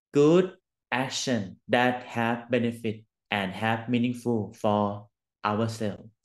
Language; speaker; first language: English; non-native, learner; Thai